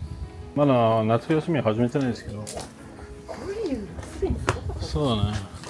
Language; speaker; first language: Japanese; non-native, learner; French